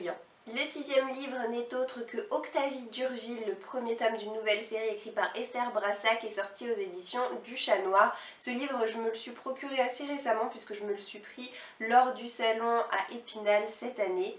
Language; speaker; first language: French; native; French